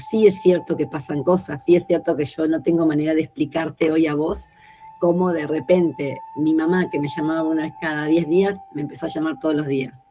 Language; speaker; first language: Spanish; native; Spanish